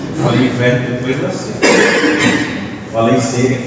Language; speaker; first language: Portuguese; native; Portuguese